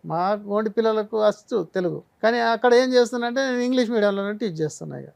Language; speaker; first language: Telugu; non-native, local second language; Gondi